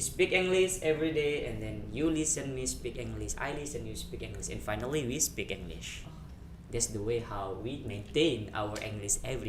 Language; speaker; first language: English; non-native, fluent; Indonesian